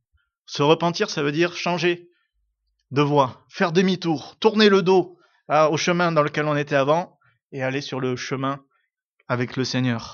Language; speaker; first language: French; native; French